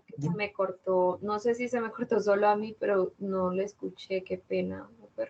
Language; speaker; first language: Spanish; native; Spanish